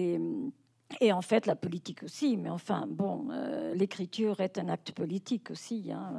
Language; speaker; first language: French; non-native, fluent; Portuguese